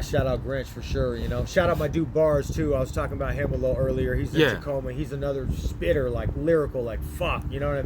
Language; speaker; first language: English; native; English